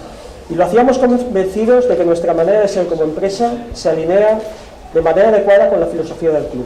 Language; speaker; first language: Spanish; native; Spanish